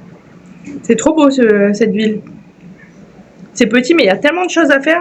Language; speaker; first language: French; native; French